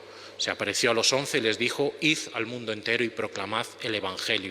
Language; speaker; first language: Spanish; native; Spanish